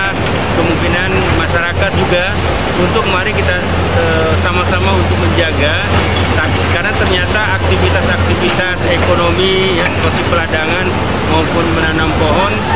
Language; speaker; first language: Indonesian; native; Indonesian